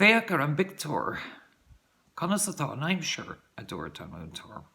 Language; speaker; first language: Irish; non-native, local second language; English